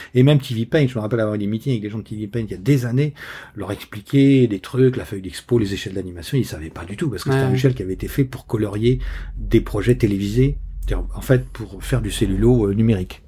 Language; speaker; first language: French; native; French